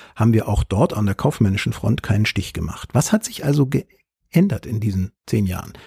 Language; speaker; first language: German; native; German